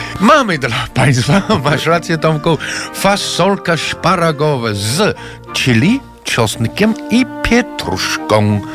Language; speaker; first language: Polish; non-native, fluent; English